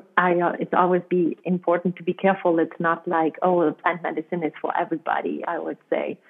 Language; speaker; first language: English; non-native, fluent; German